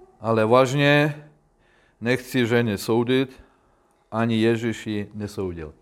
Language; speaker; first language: Czech; non-native, learner; Russian